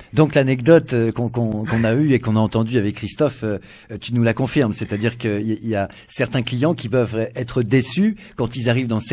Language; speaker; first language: French; native; French